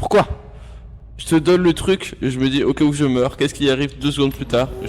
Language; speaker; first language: French; native; French